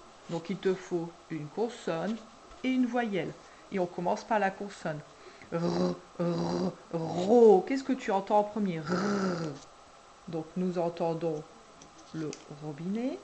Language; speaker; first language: French; native; French